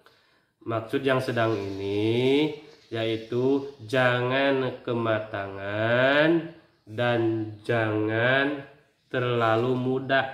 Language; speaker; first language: Indonesian; native; Indonesian